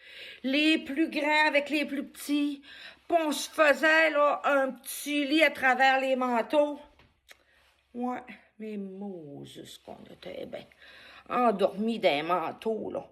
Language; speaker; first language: French; native; French